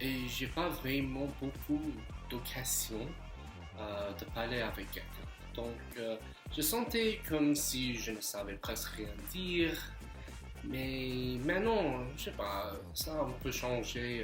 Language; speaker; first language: French; non-native, fluent; English